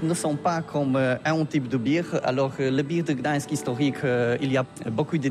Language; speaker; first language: French; non-native, learner; Polish